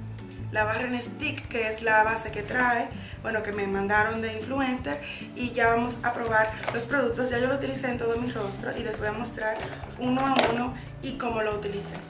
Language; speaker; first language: Spanish; native; Spanish